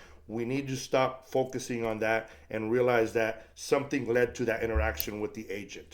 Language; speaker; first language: English; native; English